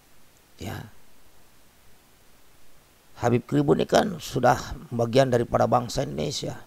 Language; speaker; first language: Indonesian; native; Indonesian